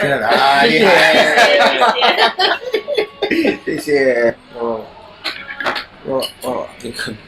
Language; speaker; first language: Chinese; non-native, fluent; Japanese